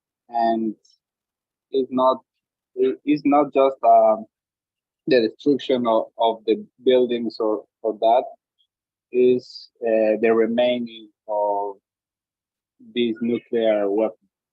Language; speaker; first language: English; non-native, learner; Spanish